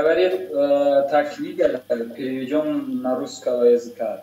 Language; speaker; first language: Russian; non-native, fluent; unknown